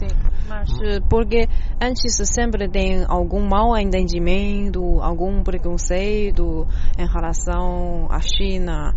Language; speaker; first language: Portuguese; non-native, learner; Chinese